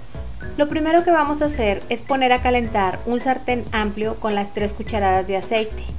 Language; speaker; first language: Spanish; native; Spanish